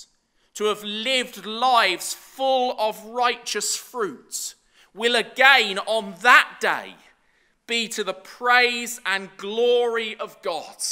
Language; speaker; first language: English; native; English